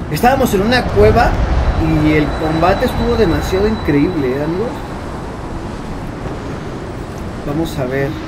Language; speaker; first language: Spanish; native; Spanish